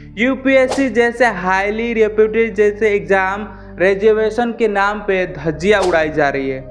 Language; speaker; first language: Hindi; native; Hindi